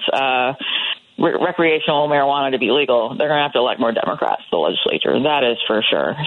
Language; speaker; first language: English; native; English